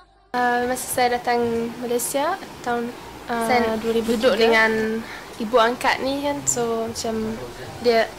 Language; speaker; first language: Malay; non-native, fluent; German